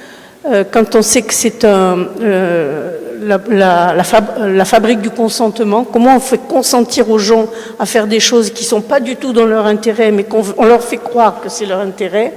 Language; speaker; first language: French; early bilingual, other home language; Spanish